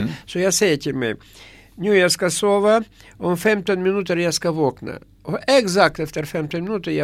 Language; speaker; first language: Swedish; non-native, fluent; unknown